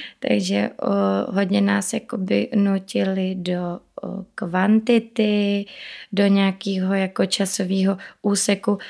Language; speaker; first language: Czech; native; Czech